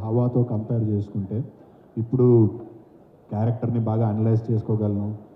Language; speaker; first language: Telugu; native; Telugu